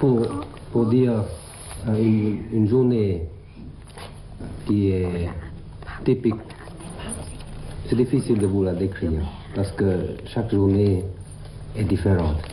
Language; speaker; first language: French; non-native, fluent; Thai